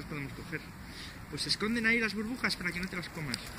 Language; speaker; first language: Spanish; native; Spanish